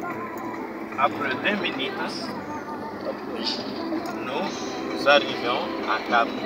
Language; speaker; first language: French; non-native, local second language; Malagasy